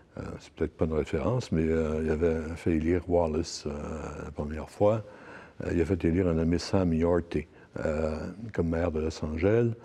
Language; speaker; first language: French; native; French